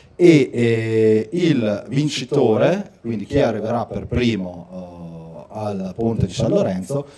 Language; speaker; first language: Italian; native; Italian